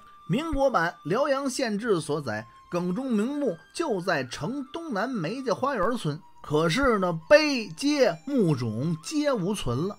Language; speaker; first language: Chinese; native; Chinese